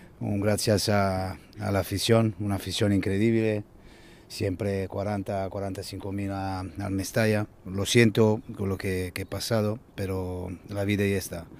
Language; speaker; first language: Spanish; non-native, learner; Italian